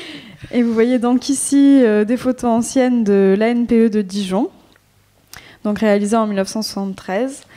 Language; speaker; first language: French; native; French